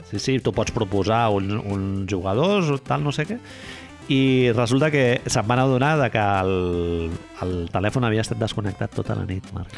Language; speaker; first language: Catalan; native; Catalan